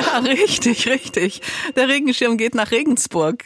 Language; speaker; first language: German; native; German